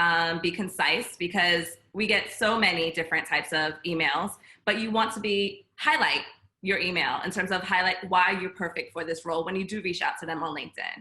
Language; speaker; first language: English; native; English